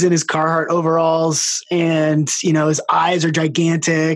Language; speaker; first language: English; native; English